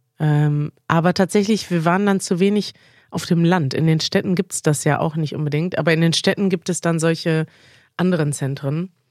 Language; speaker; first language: German; native; German